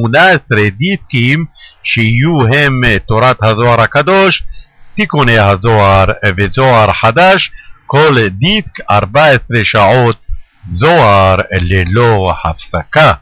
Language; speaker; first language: Hebrew; native; Hebrew